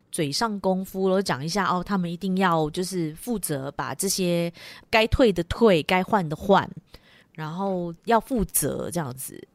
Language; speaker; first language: Chinese; native; Chinese